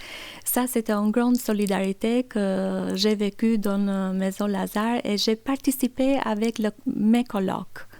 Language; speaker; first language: French; non-native, learner; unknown